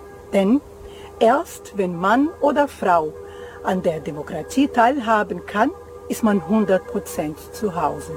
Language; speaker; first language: German; non-native, fluent; Portuguese